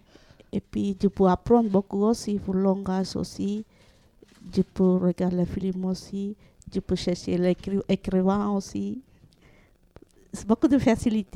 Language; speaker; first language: French; non-native, learner; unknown